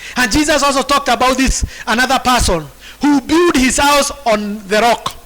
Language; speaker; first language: English; non-native, local second language; Swahili